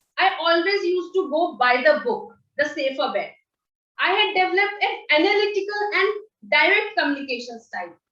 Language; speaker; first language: English; non-native, local second language; Hindi